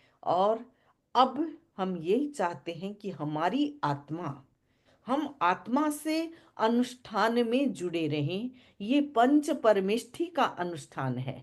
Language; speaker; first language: Hindi; native; Hindi